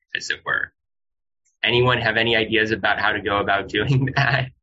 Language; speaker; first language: English; native; English